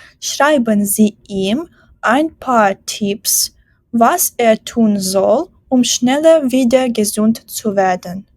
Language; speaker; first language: German; non-native, fluent; Ukrainian